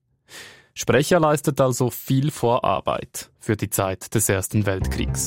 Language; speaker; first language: German; native; German